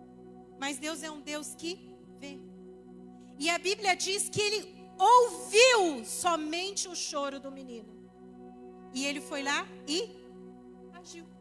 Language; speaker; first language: Portuguese; native; Portuguese